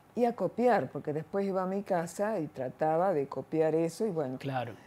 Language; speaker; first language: Spanish; native; Spanish